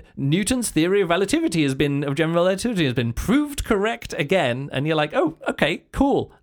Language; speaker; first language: English; native; English